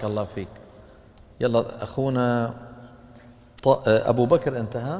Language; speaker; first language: Arabic; native; Arabic